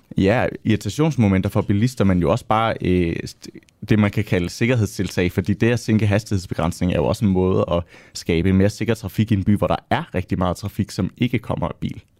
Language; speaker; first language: Danish; native; Danish